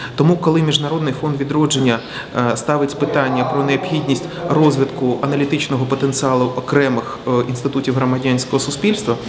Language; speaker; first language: Ukrainian; native; Ukrainian